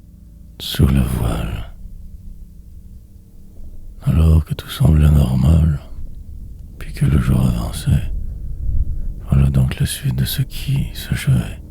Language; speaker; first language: French; native; French